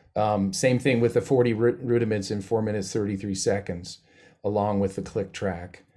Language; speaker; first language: English; native; English